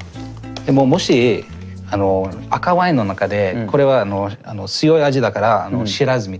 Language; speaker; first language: Japanese; non-native, learner; English